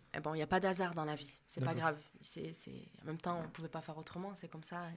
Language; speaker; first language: French; native; French